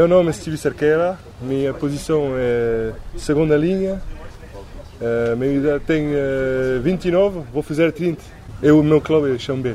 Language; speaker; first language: Portuguese; early bilingual, heritage; Portuguese